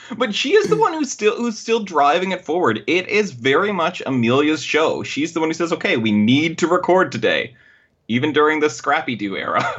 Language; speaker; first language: English; native; English